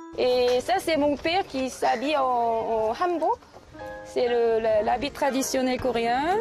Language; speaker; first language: French; non-native, fluent; Korean